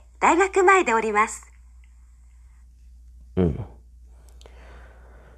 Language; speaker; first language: Japanese; non-native, fluent; Indonesian